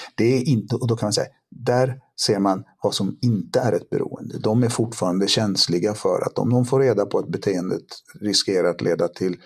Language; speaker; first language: Swedish; early bilingual, other home language; Polish